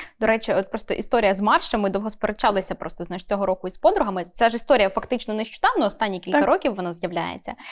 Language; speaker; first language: Ukrainian; native; Ukrainian